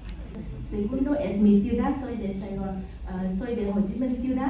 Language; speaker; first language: Spanish; non-native, learner; Vietnamese